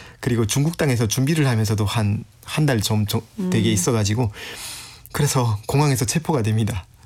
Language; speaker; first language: Korean; native; Korean